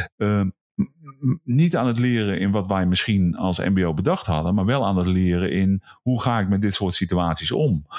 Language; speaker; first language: Dutch; native; Dutch